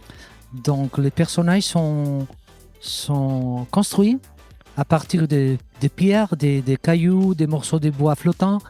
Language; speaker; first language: French; non-native, fluent; Catalan